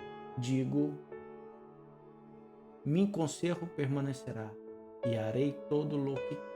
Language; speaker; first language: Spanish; non-native, learner; Portuguese